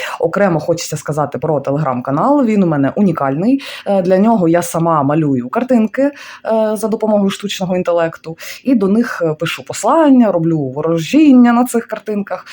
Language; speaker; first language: Ukrainian; non-native, local second language; Russian